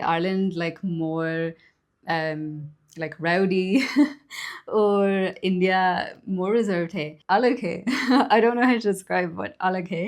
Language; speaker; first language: Hindi; non-native, learner; English